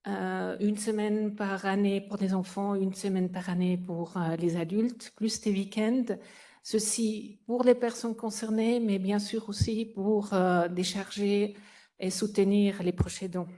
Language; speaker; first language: French; non-native, fluent; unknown